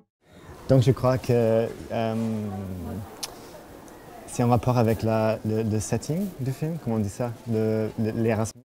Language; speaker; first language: French; non-native, fluent; German